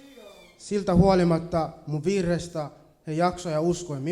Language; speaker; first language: Finnish; early bilingual, other home language; Swahili